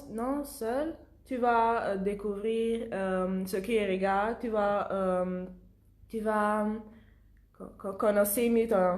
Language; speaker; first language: French; non-native, learner; Italian